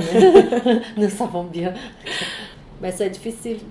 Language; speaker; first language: French; non-native, fluent; Portuguese